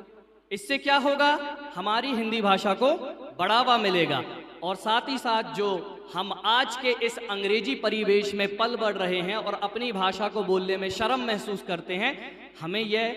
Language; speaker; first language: Hindi; native; Hindi